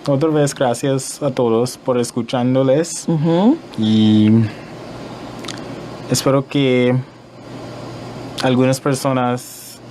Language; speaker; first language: Spanish; non-native, learner; English